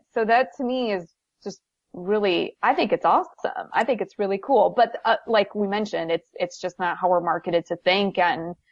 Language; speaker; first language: English; native; English